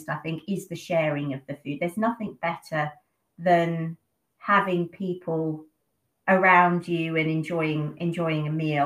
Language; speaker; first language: English; native; English